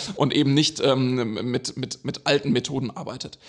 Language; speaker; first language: German; native; German